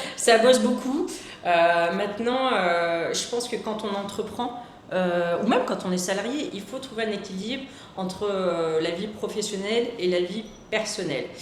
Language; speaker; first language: French; native; French